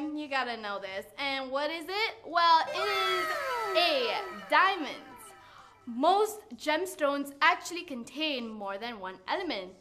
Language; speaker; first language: English; non-native, local second language; Malay